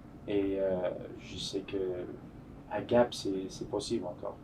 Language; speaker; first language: French; non-native, fluent; English